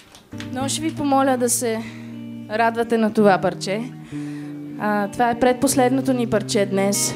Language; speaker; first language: Bulgarian; native; Bulgarian